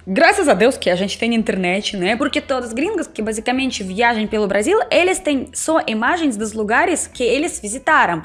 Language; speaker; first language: Portuguese; non-native, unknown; Russian